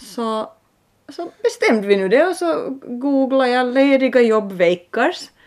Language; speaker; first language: Swedish; non-native, local second language; Finnish